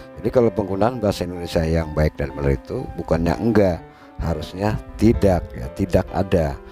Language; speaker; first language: Indonesian; native; Indonesian